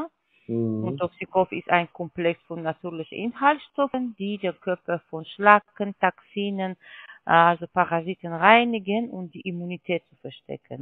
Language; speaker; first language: German; non-native, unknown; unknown